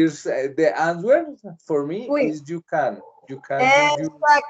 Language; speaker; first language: English; non-native, learner; Spanish